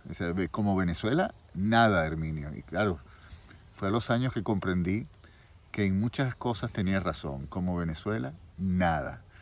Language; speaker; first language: Spanish; native; Spanish